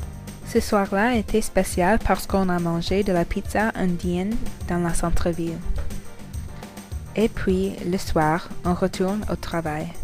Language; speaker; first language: French; non-native, learner; English